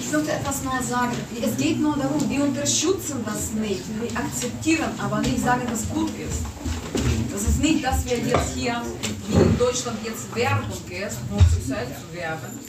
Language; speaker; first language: German; non-native, fluent; Russian